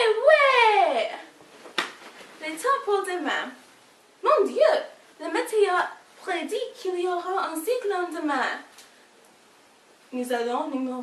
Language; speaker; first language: French; non-native, learner; English